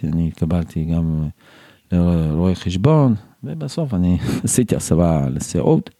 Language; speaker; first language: Hebrew; non-native, fluent; Uzbek